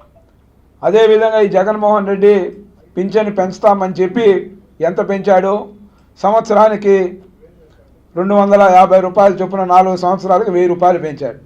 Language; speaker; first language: Telugu; native; Telugu